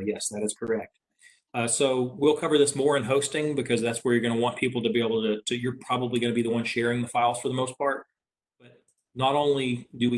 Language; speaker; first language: English; native; English